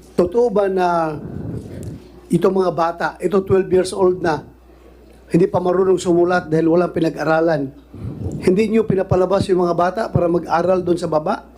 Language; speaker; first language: Filipino; non-native, local second language; Cebuano